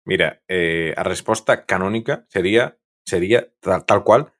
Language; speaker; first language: Spanish; non-native, local second language; Galician